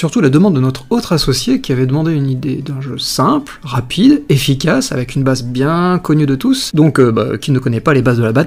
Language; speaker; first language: French; native; French